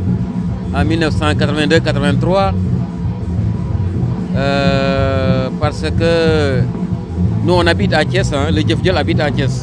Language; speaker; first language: French; non-native, local second language; Wolof